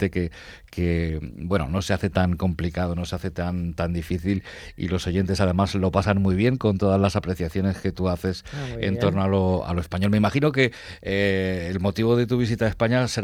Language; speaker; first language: Spanish; native; Spanish